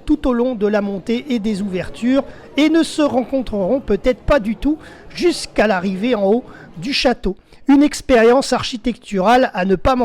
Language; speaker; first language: French; native; French